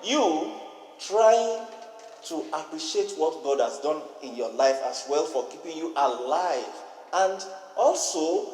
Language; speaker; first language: English; non-native, local second language; Yoruba